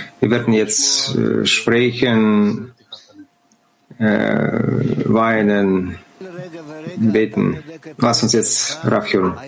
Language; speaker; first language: German; non-native, fluent; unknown